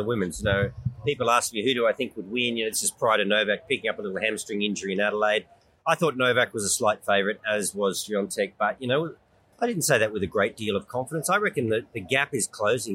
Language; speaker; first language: English; native; English